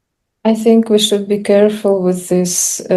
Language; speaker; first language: English; non-native, learner; Russian